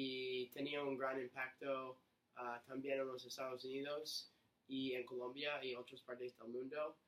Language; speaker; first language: Spanish; non-native, learner; English